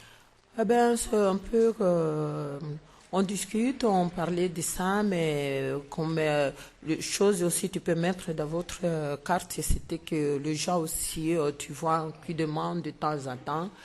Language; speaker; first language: French; non-native, learner; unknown